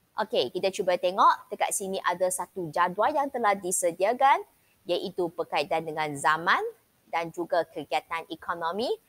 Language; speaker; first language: Malay; non-native, local second language; Chinese